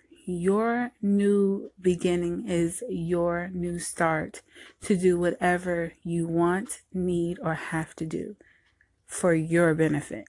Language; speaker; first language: English; native; English